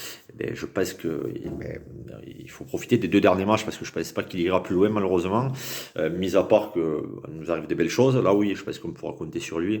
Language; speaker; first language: French; native; French